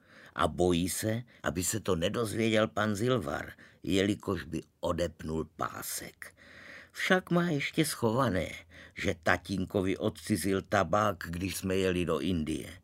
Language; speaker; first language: Czech; native; Czech